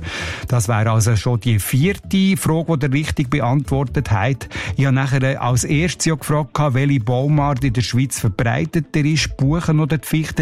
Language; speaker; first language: German; native; German